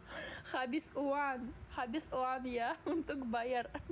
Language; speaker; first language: Indonesian; non-native, learner; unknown